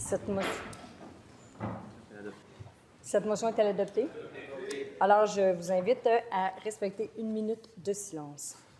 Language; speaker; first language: French; native; French